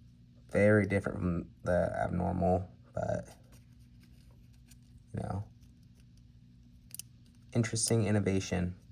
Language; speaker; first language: English; native; English